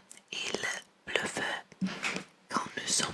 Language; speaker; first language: French; non-native, learner; English